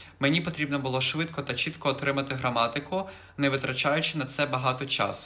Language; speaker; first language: Ukrainian; native; Ukrainian